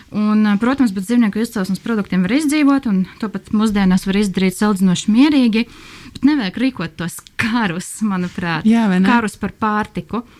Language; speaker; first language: Latvian; non-native, local second language; Russian